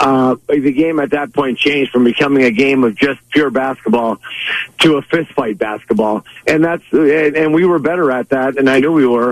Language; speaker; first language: English; native; English